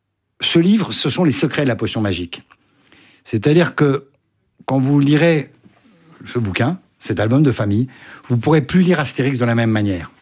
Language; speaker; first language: French; native; French